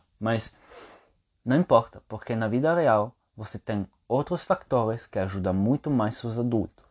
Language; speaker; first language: Portuguese; non-native, fluent; Italian